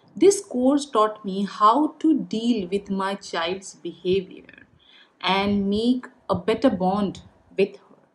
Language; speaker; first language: English; non-native, local second language; Bangla